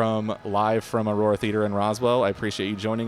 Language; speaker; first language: English; native; English